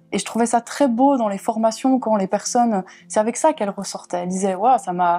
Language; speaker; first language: French; native; French